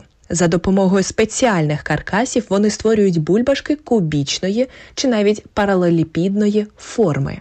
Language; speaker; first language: Ukrainian; native; Ukrainian